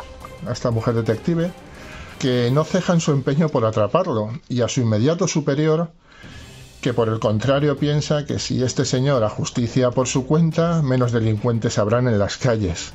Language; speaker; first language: Spanish; native; Spanish